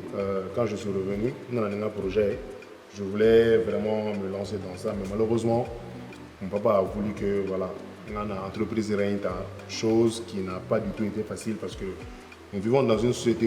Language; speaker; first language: French; non-native, local second language; Bambara